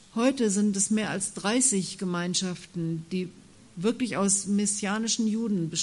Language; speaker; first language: German; native; German